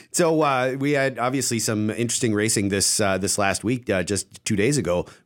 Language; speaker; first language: English; early bilingual, other home language; French